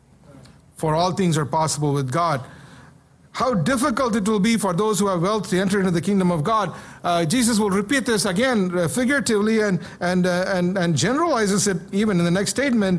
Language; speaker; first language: English; non-native, local second language; Malayalam